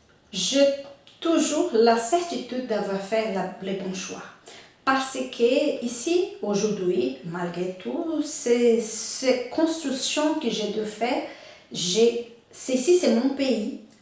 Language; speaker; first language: French; non-native, fluent; Portuguese